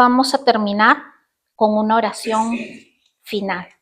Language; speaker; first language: Spanish; native; Spanish